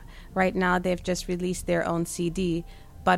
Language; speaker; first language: English; non-native, local second language; Shona